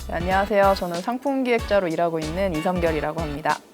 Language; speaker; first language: Korean; native; Korean